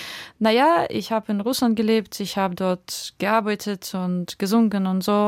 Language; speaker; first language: German; non-native, fluent; Russian